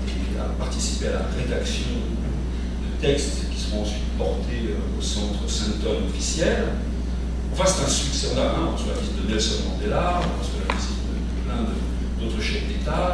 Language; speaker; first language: French; native; French